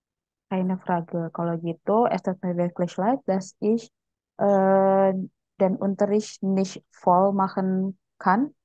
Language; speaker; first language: German; non-native, fluent; Indonesian